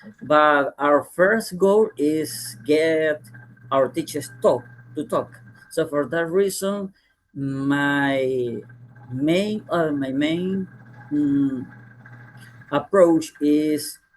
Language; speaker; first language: English; non-native, fluent; Spanish